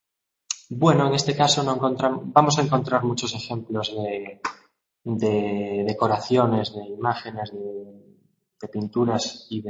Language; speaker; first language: Spanish; native; Spanish